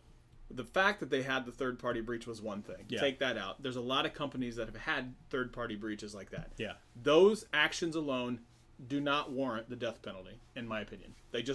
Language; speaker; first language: English; native; English